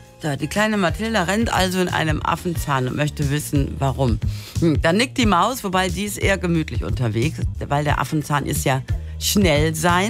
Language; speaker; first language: German; native; German